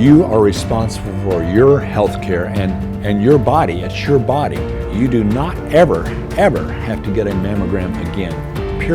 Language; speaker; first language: English; native; English